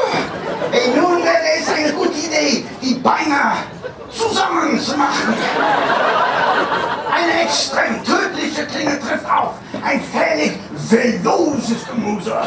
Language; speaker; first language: German; non-native, fluent; English